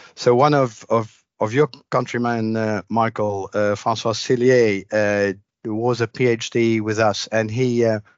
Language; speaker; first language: English; non-native, fluent; Dutch